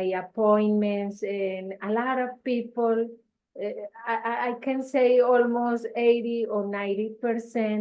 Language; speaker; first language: English; non-native, learner; Spanish